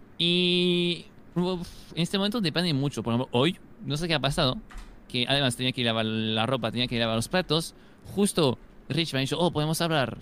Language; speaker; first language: Spanish; non-native, fluent; French